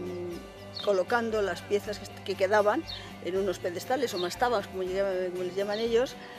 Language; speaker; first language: Spanish; native; Spanish